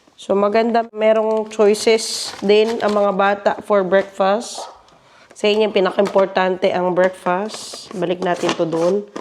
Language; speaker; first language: Filipino; native; Filipino